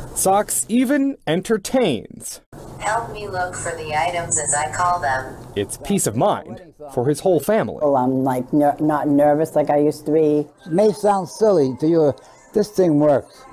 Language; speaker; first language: English; native; English